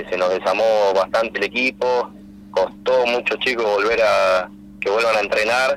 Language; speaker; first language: Spanish; native; Spanish